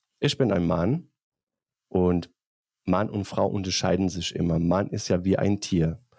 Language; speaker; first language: German; non-native, fluent; Bosnian